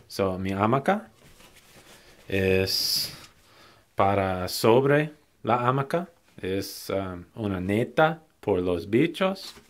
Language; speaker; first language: Spanish; non-native, learner; English